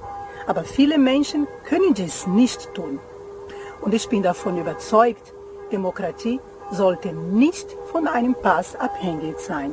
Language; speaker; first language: German; non-native, fluent; Portuguese